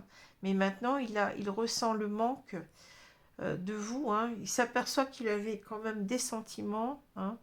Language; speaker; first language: French; native; French